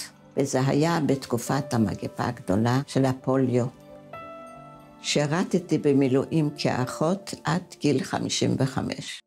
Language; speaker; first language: Hebrew; non-native, fluent; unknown